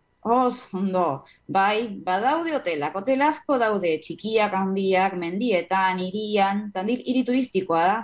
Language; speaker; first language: Basque; non-native, learner; Spanish